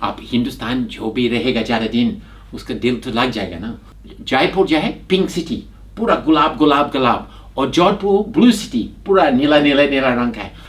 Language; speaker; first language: Hindi; non-native, fluent; English